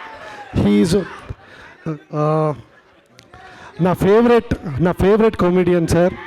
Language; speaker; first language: Telugu; non-native, learner; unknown